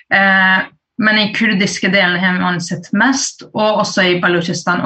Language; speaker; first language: Norwegian; early bilingual, other home language; Persian